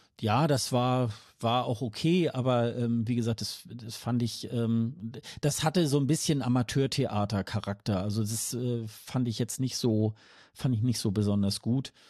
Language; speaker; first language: German; native; German